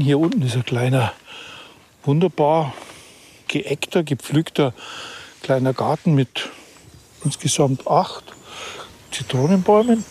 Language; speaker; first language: German; native; German